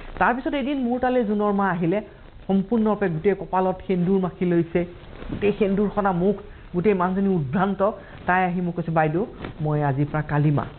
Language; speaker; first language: Assamese; native; Assamese